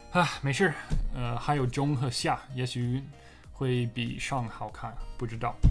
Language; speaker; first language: Chinese; non-native, fluent; English